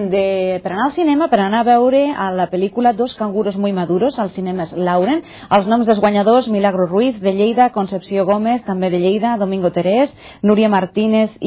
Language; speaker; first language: Catalan; native; Catalan